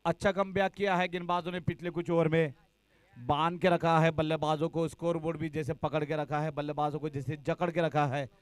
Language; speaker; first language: Hindi; non-native, local second language; Marathi